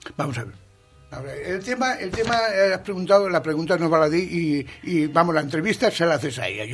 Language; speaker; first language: Spanish; non-native, local second language; Catalan